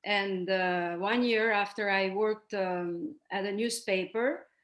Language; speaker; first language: English; non-native, fluent; Albanian